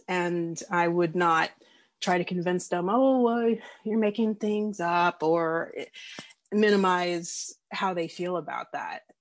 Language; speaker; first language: English; native; English